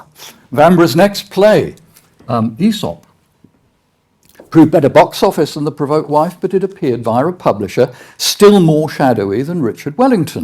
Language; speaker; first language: English; native; English